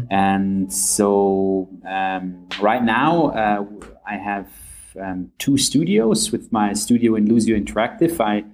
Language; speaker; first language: English; non-native, fluent; German